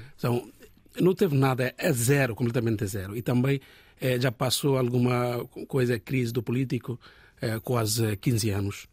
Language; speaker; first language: Portuguese; non-native, learner; Bangla